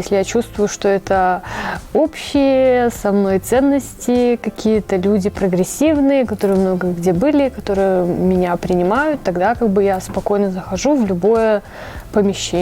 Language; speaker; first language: Russian; native; Russian